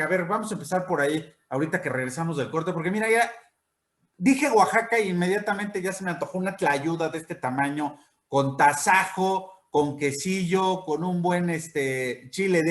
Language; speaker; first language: Spanish; native; Spanish